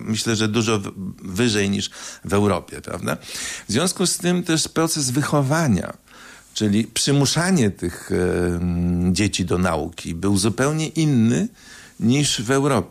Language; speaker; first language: Polish; native; Polish